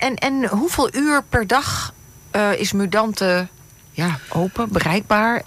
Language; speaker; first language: Dutch; native; Dutch